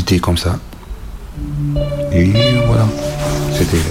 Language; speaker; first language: French; non-native, learner; Arabic